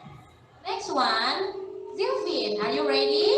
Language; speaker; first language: English; non-native, fluent; Indonesian